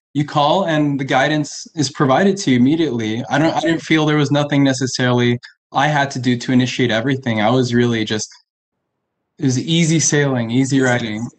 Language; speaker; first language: English; early bilingual, other home language; Spanish